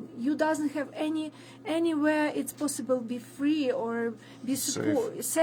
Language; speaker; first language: English; non-native, learner; Ukrainian